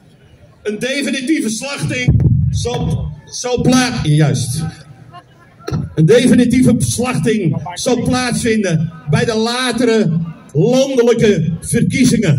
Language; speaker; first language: Dutch; native; Dutch